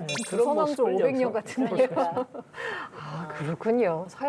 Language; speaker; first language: Korean; native; Korean